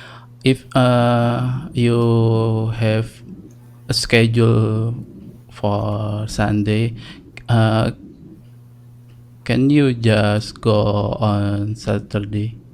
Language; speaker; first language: English; non-native, learner; Indonesian